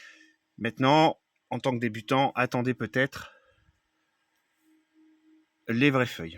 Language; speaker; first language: French; native; French